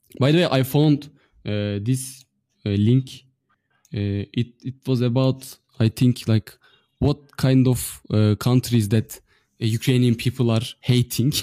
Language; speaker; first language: English; non-native, fluent; Turkish